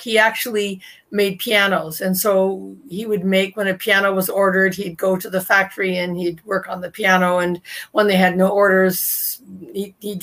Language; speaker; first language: English; native; English